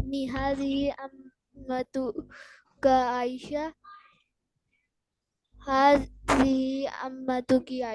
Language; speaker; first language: Arabic; non-native, learner; Urdu